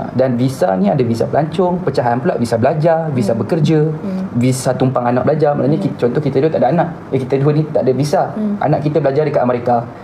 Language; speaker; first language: Malay; native; Malay